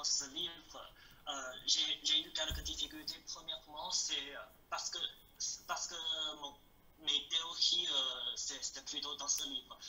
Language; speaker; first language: French; non-native, learner; Chinese